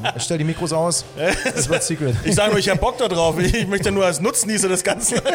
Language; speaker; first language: German; native; German